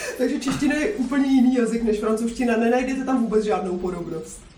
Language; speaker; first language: Czech; native; Czech